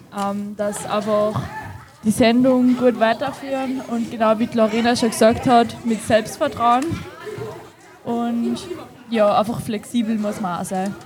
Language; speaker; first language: German; native; German